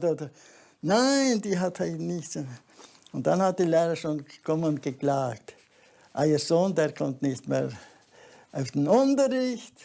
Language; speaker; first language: German; early bilingual, heritage; German